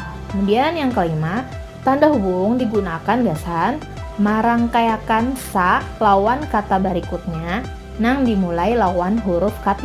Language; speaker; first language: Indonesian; non-native, local second language; Banjar